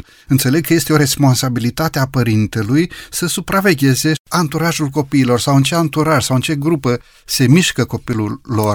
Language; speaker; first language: Romanian; native; Romanian